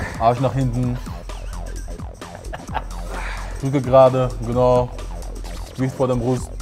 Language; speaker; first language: German; non-native, fluent; Dutch